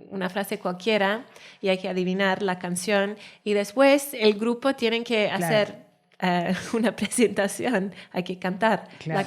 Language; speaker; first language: Spanish; non-native, learner; Welsh